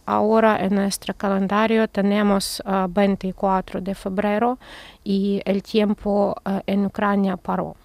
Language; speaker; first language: Spanish; non-native, learner; Ukrainian